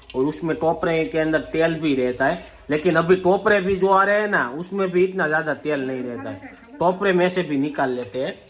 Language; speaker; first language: Hindi; non-native, local second language; Gujarati